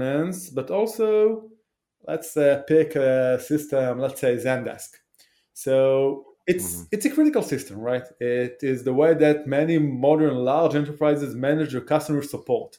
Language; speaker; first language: English; non-native, fluent; Hebrew